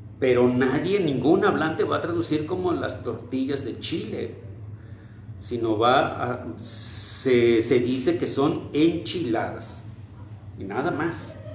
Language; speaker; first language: Spanish; non-native, local second language; Nahuatl languages